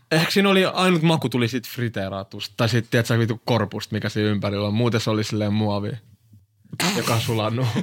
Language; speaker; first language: Finnish; early bilingual, other home language; Arabic